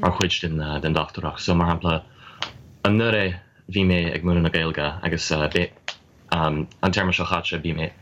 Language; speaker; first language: Irish; non-native, fluent; English